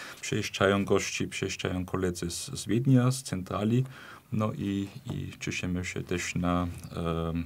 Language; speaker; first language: Polish; non-native, fluent; German